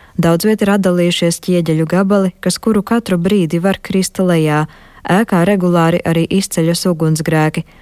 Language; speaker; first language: Latvian; native; Latvian